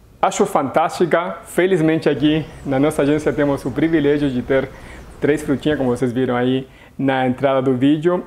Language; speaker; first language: Portuguese; non-native, fluent; Spanish